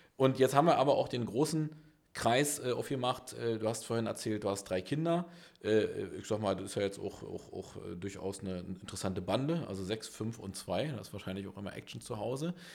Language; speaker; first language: German; native; German